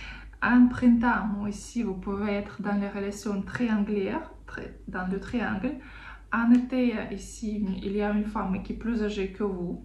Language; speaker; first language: French; non-native, fluent; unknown